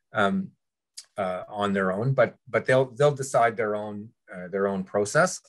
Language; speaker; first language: English; early bilingual, other home language; French